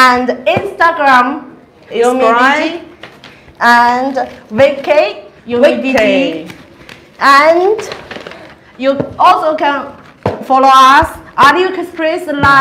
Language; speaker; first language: English; non-native, learner; Chinese